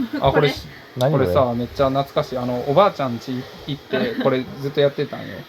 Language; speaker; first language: Japanese; native; Japanese